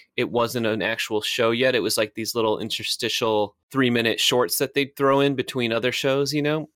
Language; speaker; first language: English; native; English